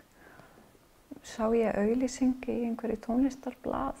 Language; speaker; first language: Icelandic; non-native, fluent; English